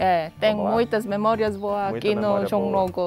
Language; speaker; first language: Portuguese; non-native, learner; Korean